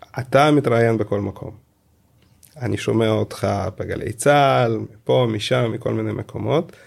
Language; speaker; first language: Hebrew; early bilingual, other home language; Russian